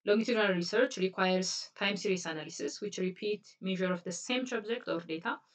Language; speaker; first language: English; non-native, local second language; Amharic